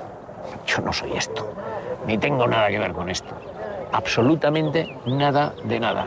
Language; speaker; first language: Spanish; native; Spanish